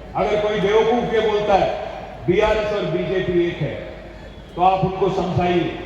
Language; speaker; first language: Hindi; non-native, local second language; Telugu